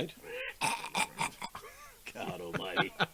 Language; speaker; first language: English; native; English